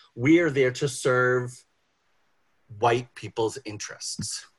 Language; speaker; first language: English; native; English